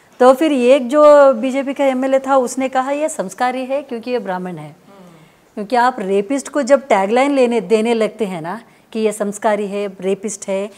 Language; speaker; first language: Hindi; non-native, local second language; Kannada